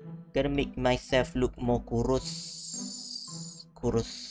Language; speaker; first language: English; non-native, local second language; Malay